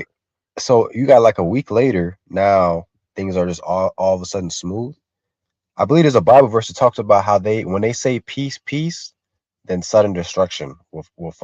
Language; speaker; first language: English; native; English